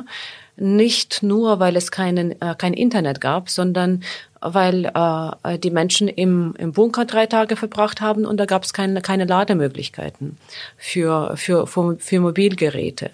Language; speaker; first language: German; non-native, fluent; Ukrainian